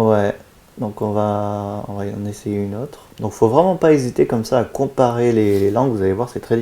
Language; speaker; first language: French; native; French